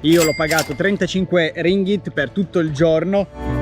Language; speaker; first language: Italian; native; Italian